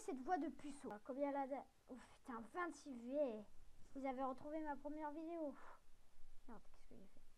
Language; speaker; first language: French; native; French